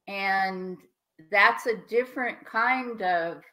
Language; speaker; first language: English; native; English